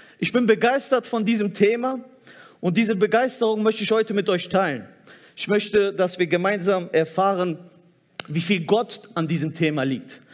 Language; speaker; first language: German; early bilingual, other home language; Turkish